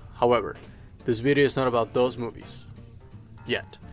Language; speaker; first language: English; early bilingual, other home language; Spanish